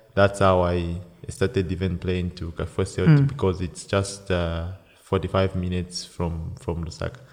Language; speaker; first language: English; non-native, local second language; Bemba